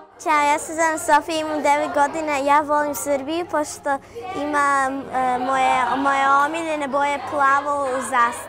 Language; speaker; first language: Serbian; early bilingual, heritage; Serbian